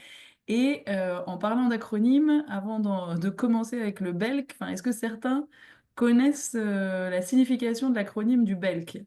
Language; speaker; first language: French; native; French